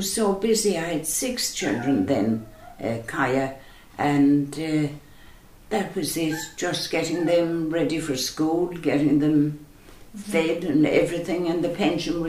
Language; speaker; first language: English; native; English